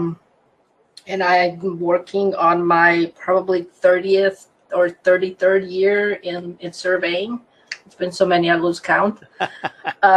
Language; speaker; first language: English; non-native, fluent; Croatian